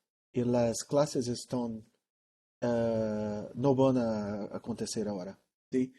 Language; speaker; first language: Spanish; non-native, learner; Portuguese